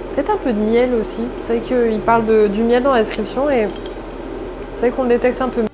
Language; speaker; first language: French; native; French